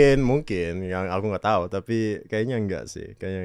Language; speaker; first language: Indonesian; non-native, local second language; English